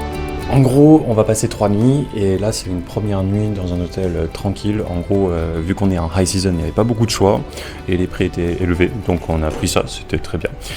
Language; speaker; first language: French; native; French